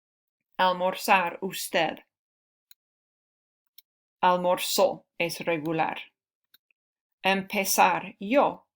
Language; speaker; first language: Spanish; non-native, fluent; English